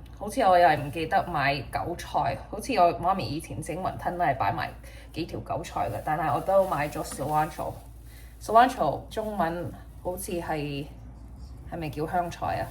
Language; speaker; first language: Cantonese; early bilingual, heritage; Cantonese